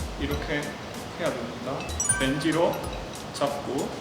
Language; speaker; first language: Korean; non-native, learner; Spanish